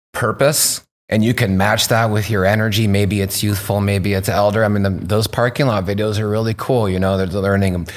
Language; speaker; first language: English; native; English